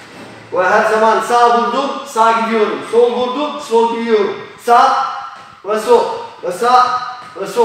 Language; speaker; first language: Turkish; non-native, learner; Polish